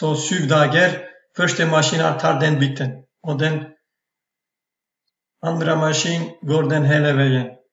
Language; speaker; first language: Norwegian; non-native, fluent; Turkish